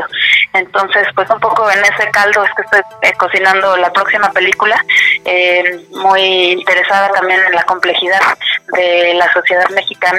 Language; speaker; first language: Spanish; native; Spanish